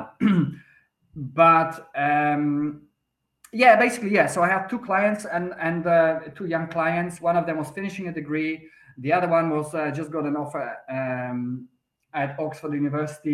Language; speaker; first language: English; non-native, fluent; Polish